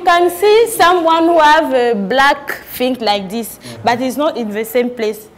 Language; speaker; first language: English; non-native, learner; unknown